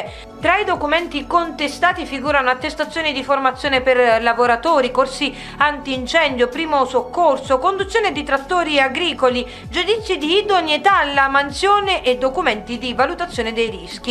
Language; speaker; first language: Italian; native; Italian